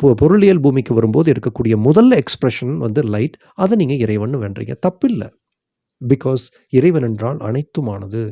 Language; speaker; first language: Tamil; native; Tamil